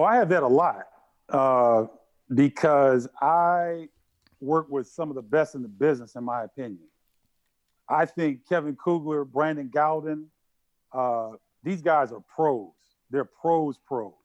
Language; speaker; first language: English; native; English